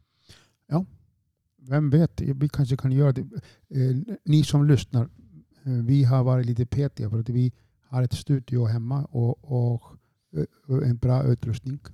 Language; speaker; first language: Swedish; non-native, fluent; Icelandic